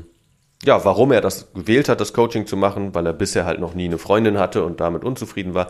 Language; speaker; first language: German; native; German